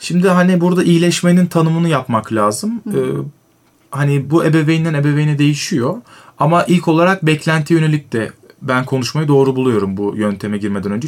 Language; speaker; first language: Turkish; native; Turkish